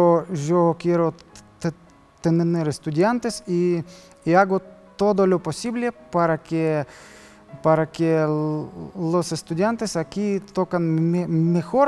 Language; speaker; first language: Spanish; non-native, learner; Russian